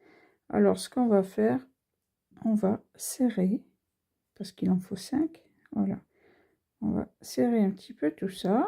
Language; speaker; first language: French; native; French